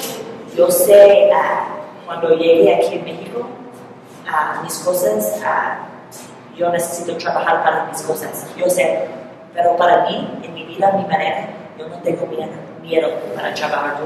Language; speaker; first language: Spanish; non-native, learner; English